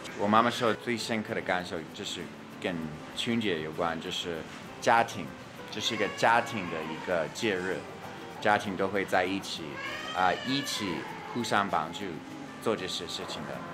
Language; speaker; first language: Chinese; non-native, fluent; English